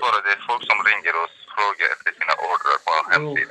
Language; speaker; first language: Swedish; non-native, learner; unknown